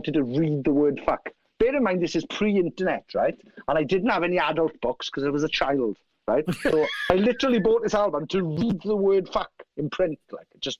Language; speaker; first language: English; native; English